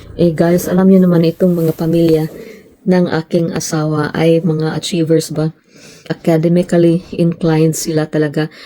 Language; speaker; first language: Filipino; non-native, local second language; Cebuano